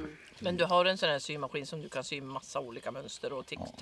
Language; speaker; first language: Swedish; native; Swedish